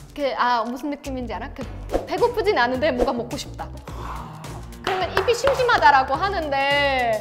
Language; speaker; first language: Korean; non-native, fluent; German